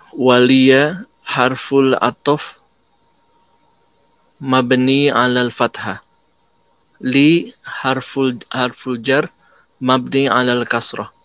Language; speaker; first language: Arabic; non-native, learner; Indonesian